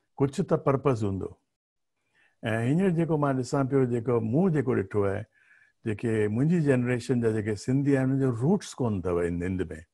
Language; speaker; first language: Sindhi; early bilingual, heritage; Sindhi